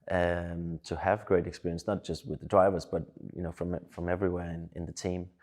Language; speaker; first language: English; non-native, fluent; Danish